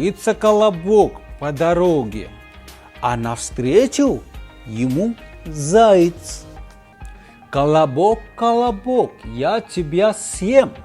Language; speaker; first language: Russian; non-native, fluent; Hindi